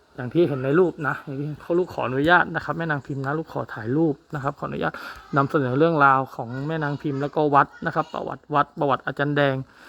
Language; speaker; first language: Thai; native; Thai